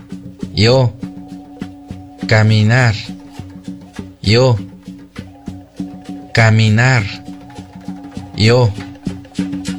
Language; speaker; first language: Spanish; non-native, local second language; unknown